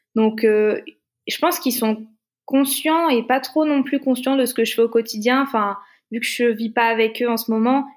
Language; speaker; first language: French; native; French